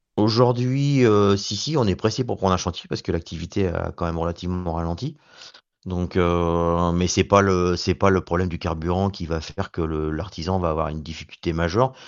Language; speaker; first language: French; native; French